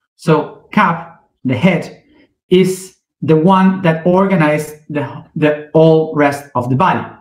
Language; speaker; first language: English; non-native, fluent; Spanish